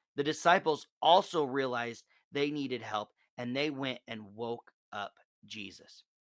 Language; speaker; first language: English; native; English